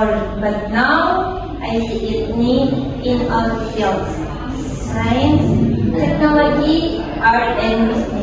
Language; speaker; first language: English; non-native, learner; Indonesian